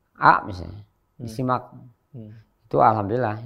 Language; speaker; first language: Indonesian; native; Indonesian